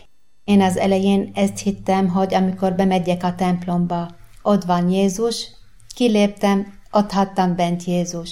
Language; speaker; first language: Hungarian; non-native, fluent; Arabic